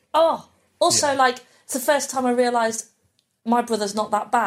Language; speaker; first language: English; native; English